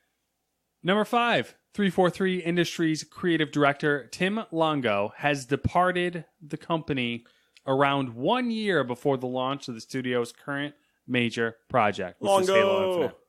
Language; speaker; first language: English; native; English